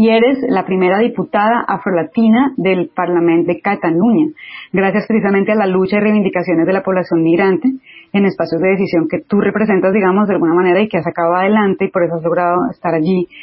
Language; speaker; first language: Spanish; native; Spanish